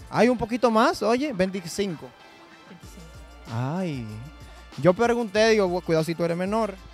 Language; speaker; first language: Spanish; native; Spanish